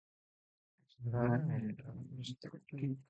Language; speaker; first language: Indonesian; native; Indonesian